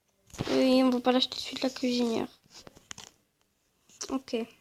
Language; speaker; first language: French; native; French